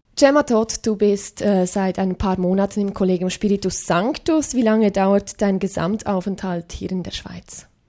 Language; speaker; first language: German; native; German